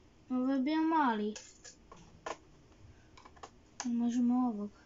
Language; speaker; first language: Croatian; early bilingual, heritage; Croatian